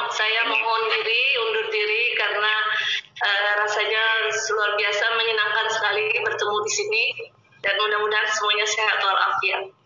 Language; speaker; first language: Indonesian; native; Indonesian